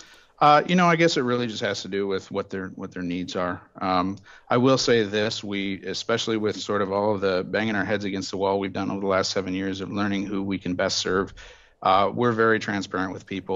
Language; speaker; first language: English; native; English